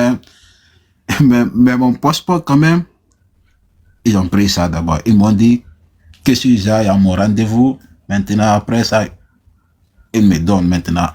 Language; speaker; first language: French; non-native, local second language; Susu